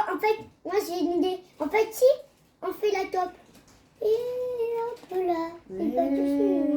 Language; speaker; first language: French; native; French